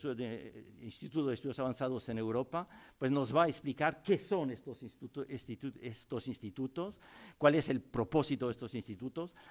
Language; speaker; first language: Spanish; native; Spanish